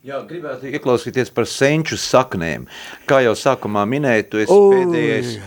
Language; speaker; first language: Latvian; native; Latvian